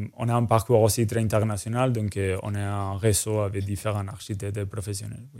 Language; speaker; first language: French; non-native, fluent; Spanish